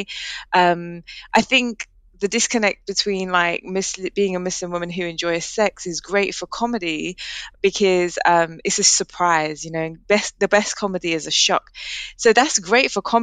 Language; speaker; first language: English; native; English